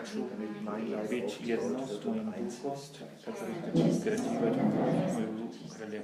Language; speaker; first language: Slovak; non-native, learner; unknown